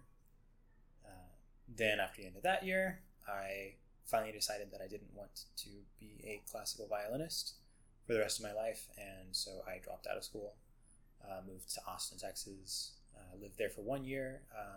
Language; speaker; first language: English; native; English